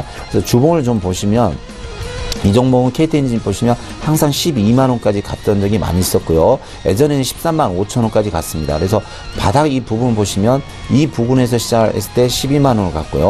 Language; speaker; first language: Korean; native; Korean